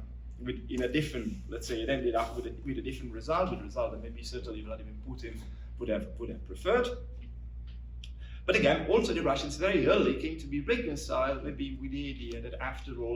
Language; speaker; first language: English; non-native, fluent; Italian